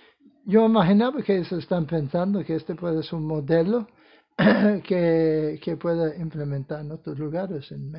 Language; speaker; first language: Spanish; non-native, fluent; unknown